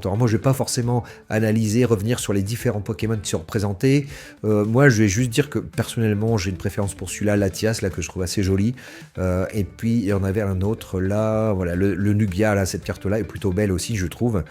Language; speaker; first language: French; native; French